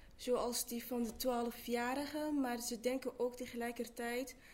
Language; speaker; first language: Dutch; early bilingual, other home language; Arabic